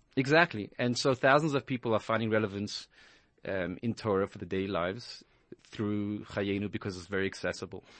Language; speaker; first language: English; native; English